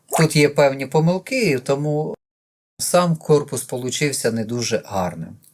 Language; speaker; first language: Ukrainian; non-native, local second language; Russian